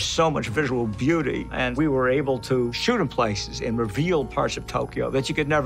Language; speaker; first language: English; native; English